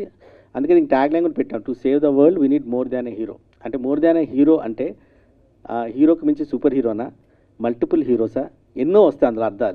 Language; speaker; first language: Telugu; native; Telugu